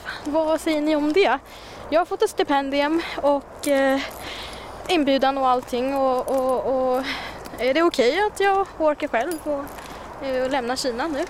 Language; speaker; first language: Swedish; non-native, fluent; Chinese